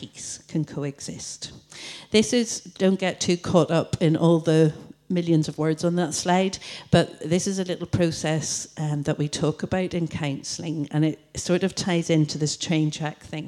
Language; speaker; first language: English; native; English